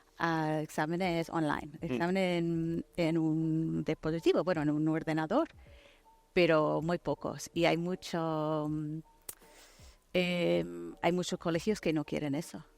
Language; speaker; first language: Spanish; non-native, fluent; English